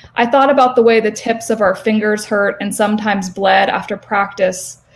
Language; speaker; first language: English; native; English